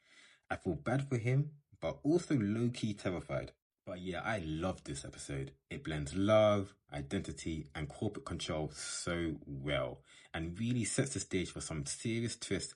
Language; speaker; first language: English; native; English